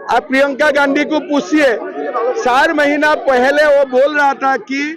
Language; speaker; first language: Hindi; non-native, local second language; Assamese